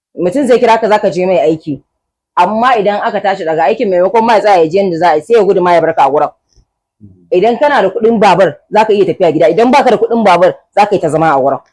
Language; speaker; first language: Hausa; native; Hausa